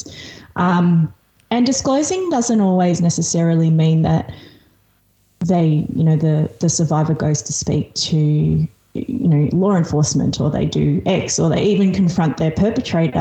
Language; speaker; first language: English; early bilingual, other home language; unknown